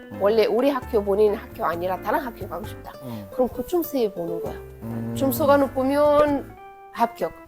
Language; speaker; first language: Korean; non-native, fluent; Arabic